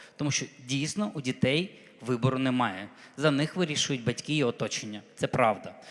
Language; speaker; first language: Ukrainian; non-native, local second language; Russian